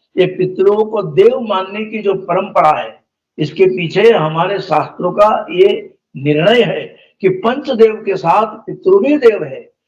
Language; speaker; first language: Hindi; non-native, local second language; Gujarati